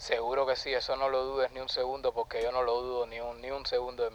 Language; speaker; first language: Spanish; native; Spanish